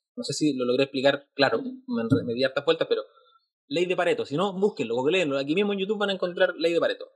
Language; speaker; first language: Spanish; native; Spanish